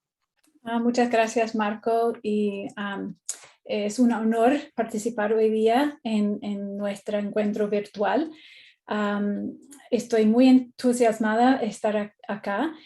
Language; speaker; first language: Spanish; non-native, fluent; English